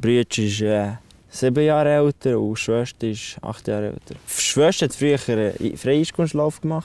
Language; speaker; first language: German; non-native, fluent; Latvian